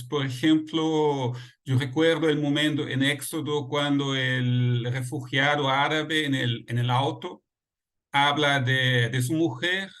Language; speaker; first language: Spanish; non-native, fluent; Portuguese